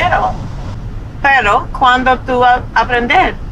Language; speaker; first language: Spanish; non-native, learner; English